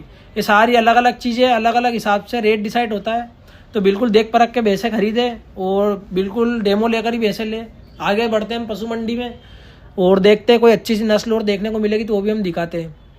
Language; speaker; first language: Hindi; native; Hindi